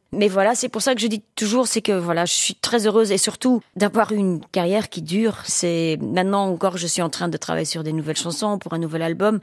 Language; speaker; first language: French; non-native, local second language; Dutch